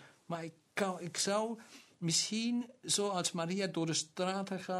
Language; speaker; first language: Dutch; non-native, local second language; German